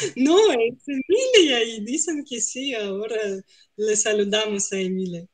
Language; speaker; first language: Spanish; non-native, fluent; Russian